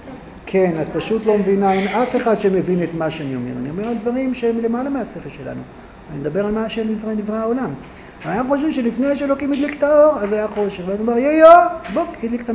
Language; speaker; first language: Hebrew; native; Hebrew